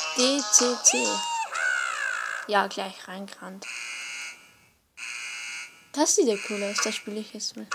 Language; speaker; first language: German; native; German